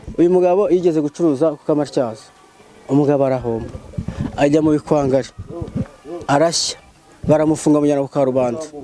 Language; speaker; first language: Kinyarwanda; native; Kinyarwanda